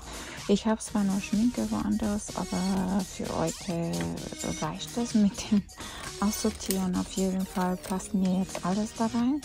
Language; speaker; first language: German; non-native, fluent; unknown